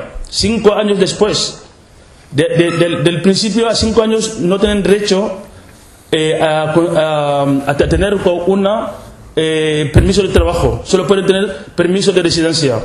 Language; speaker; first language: Spanish; non-native, local second language; Wolof